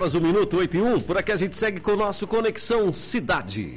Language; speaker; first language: Portuguese; native; Portuguese